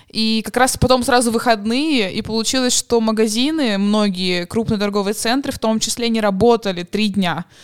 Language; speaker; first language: Russian; native; Russian